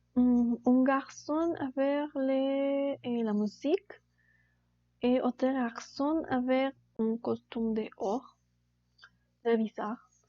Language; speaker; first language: French; non-native, learner; Spanish